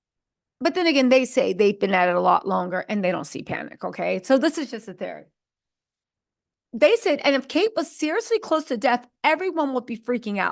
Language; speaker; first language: English; native; English